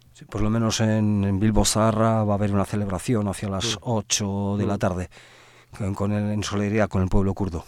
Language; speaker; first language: Spanish; native; Spanish